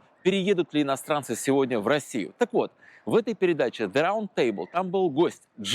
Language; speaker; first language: Russian; native; Russian